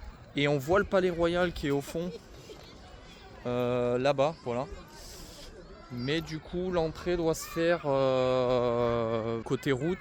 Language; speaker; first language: French; native; French